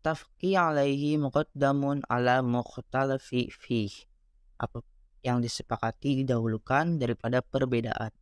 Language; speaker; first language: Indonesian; native; Indonesian